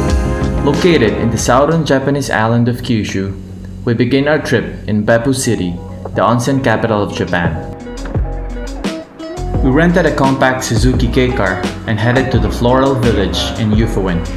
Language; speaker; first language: English; non-native, local second language; Filipino